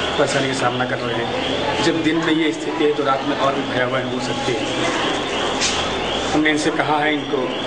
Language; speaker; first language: Hindi; native; Hindi